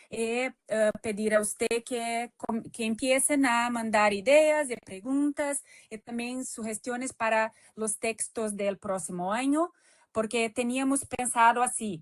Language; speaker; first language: Spanish; non-native, fluent; Portuguese